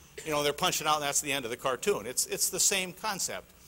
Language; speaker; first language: English; native; English